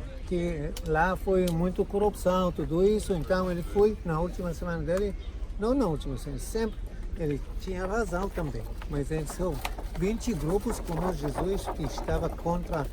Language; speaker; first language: Portuguese; non-native, learner; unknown